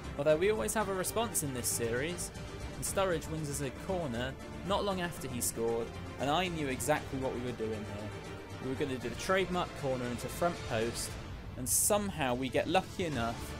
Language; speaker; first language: English; native; English